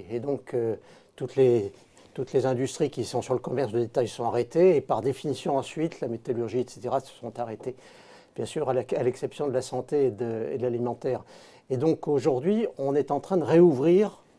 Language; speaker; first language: French; native; French